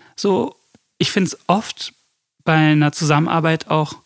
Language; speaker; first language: German; early bilingual, other home language; English